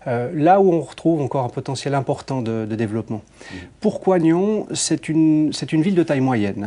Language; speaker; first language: French; native; French